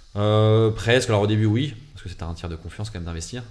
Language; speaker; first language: French; native; French